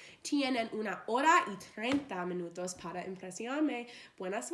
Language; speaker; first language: Spanish; non-native, learner; English